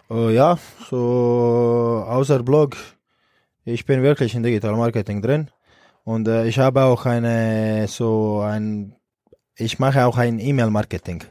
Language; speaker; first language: German; non-native, fluent; Croatian